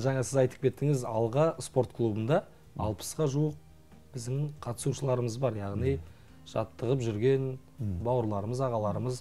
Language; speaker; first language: Kazakh; native; Kazakh